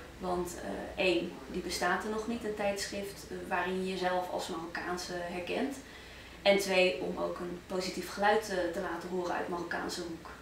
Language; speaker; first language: Dutch; early bilingual, other home language; Arabic